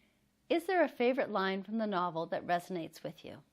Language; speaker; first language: English; native; English